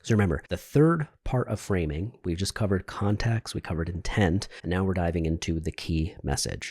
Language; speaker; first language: English; native; English